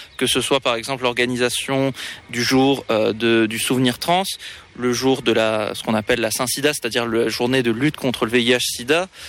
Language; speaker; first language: French; native; French